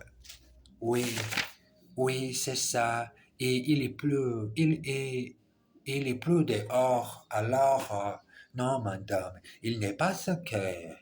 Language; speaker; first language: French; non-native, learner; English